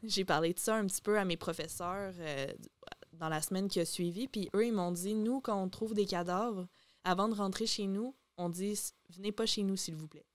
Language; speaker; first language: French; native; French